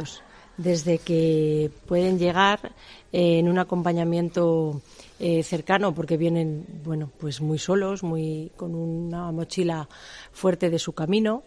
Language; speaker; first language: Spanish; native; Spanish